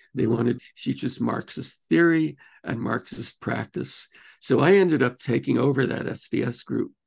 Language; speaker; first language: English; native; English